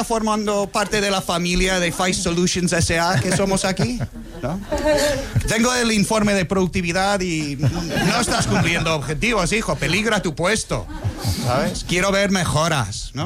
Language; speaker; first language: Spanish; non-native, fluent; English